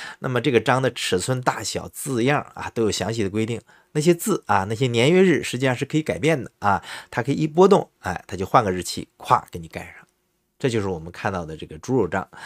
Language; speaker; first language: Chinese; native; Chinese